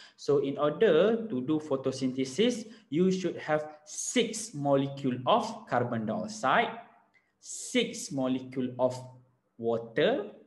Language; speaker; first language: English; non-native, local second language; Malay